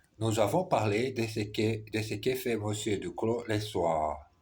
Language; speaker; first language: French; non-native, learner; Portuguese